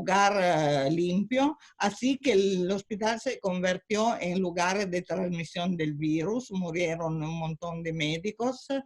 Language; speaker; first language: Spanish; non-native, fluent; Italian